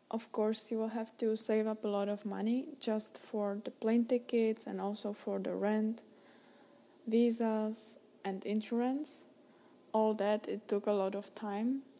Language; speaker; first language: English; non-native, fluent; Czech